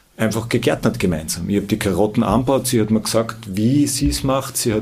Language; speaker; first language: German; native; German